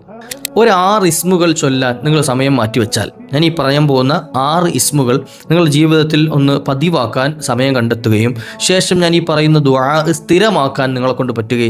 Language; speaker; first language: Malayalam; native; Malayalam